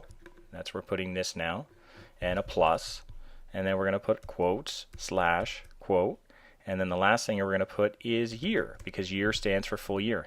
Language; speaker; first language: English; native; English